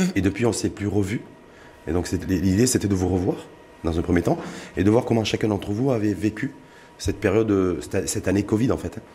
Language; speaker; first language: French; non-native, local second language; Arabic